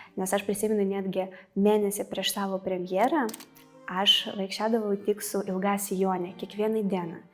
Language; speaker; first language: Lithuanian; non-native, fluent; Russian